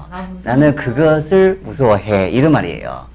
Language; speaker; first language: Korean; non-native, fluent; Chinese